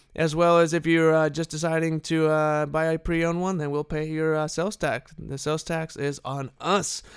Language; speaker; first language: English; non-native, fluent; Spanish